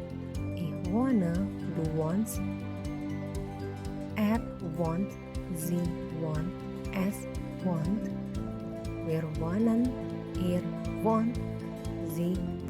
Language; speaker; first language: German; non-native, fluent; Indonesian